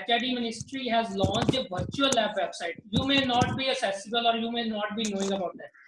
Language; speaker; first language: English; non-native, local second language; Punjabi